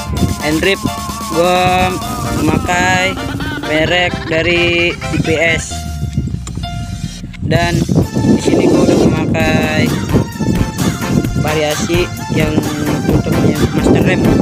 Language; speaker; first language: Indonesian; native; Indonesian